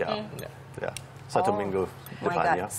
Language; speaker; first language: Indonesian; non-native, learner; English